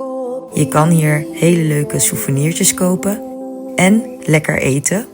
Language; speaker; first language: Dutch; early bilingual, other home language; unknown